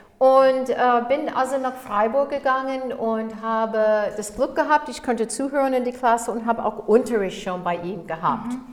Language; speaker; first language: German; non-native, fluent; English